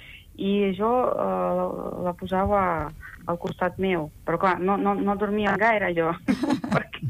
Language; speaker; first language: Catalan; non-native, fluent; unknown